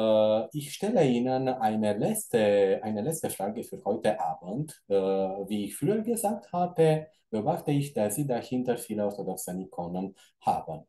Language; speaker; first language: German; non-native, fluent; Romanian